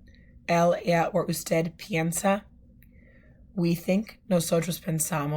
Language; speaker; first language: Spanish; non-native, fluent; English